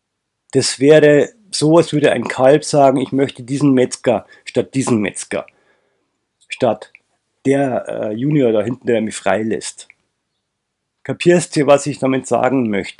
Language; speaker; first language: German; native; German